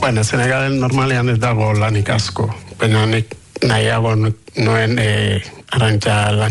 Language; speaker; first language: Basque; non-native, learner; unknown